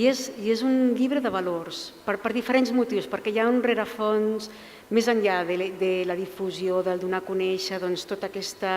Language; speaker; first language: Catalan; native; Catalan